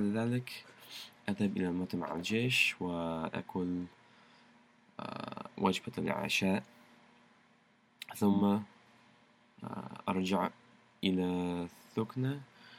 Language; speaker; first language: Arabic; non-native, learner; English